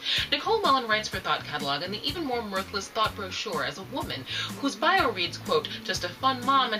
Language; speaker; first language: English; native; English